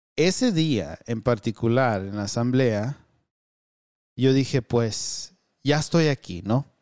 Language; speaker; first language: Spanish; early bilingual, heritage; Spanish